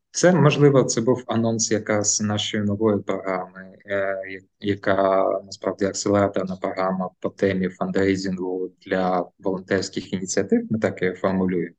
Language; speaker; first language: Ukrainian; non-native, local second language; Russian